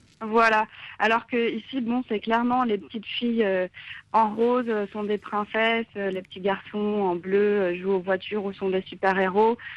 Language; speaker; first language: French; native; French